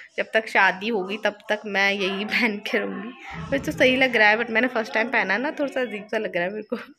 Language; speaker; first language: Hindi; native; Hindi